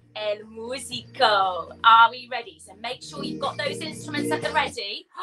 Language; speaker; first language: English; native; English